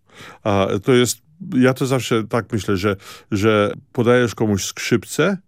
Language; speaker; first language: Polish; early bilingual, heritage; Polish